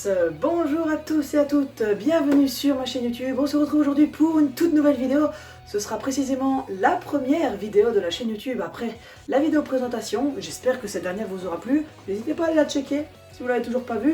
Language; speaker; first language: French; native; French